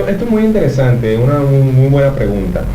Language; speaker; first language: Spanish; native; Spanish